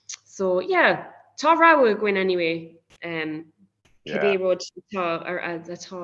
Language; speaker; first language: Irish; non-native, local second language; English